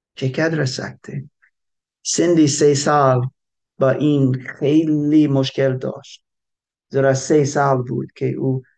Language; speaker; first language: Persian; non-native, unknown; English